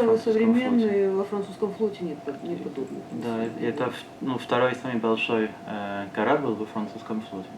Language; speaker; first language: Russian; non-native, learner; French